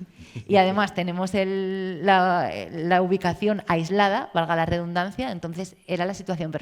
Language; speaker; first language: Spanish; native; Spanish